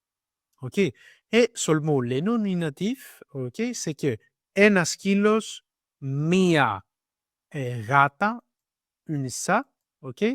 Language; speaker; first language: French; non-native, learner; Greek